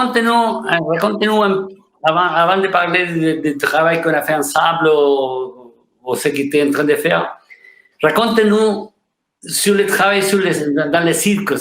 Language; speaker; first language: French; non-native, fluent; Spanish